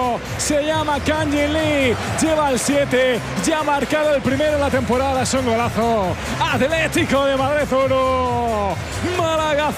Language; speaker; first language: Spanish; native; Spanish